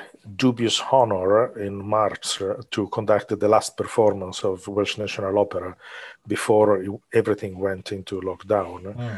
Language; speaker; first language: English; non-native, fluent; Italian